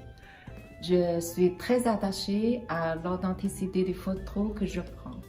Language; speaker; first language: French; non-native, fluent; Chinese